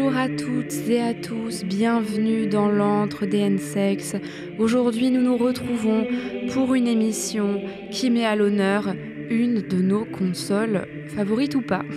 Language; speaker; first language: French; native; French